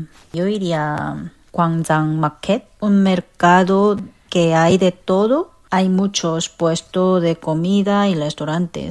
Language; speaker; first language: Spanish; non-native, learner; Korean